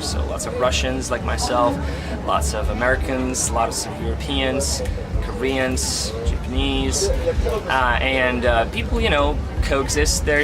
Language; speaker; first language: English; non-native, fluent; Russian